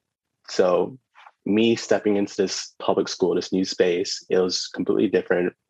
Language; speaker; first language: English; native; English